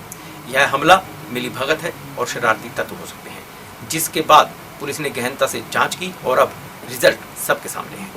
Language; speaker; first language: Hindi; native; Hindi